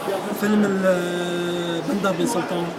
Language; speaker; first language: Arabic; native; Arabic